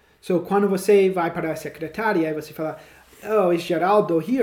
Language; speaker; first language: Portuguese; non-native, learner; English